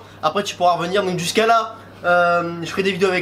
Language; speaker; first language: French; native; French